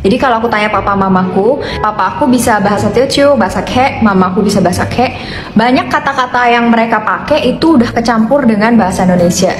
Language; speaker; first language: Indonesian; native; Indonesian